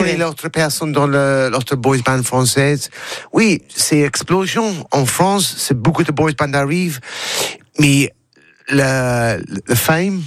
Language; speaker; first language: French; non-native, learner; English